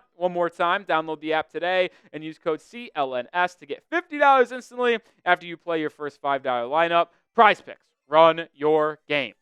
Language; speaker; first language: English; native; English